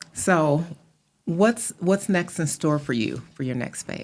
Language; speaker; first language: English; native; English